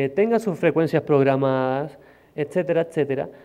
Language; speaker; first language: Spanish; native; Spanish